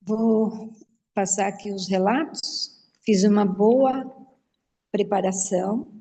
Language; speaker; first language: Portuguese; native; Portuguese